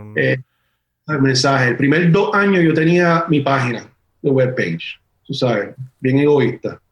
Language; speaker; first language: Spanish; early bilingual, heritage; Spanish